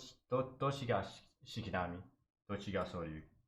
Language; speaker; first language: Japanese; non-native, learner; English